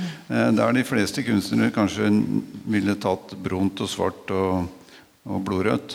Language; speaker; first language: Norwegian; native; Norwegian